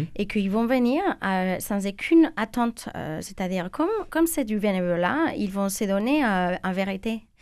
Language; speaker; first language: French; non-native, fluent; Spanish